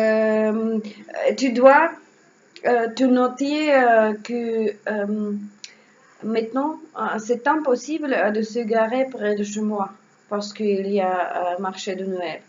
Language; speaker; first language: French; non-native, learner; Russian